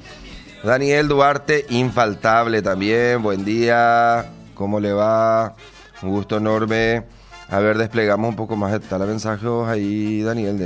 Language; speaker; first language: Spanish; native; Spanish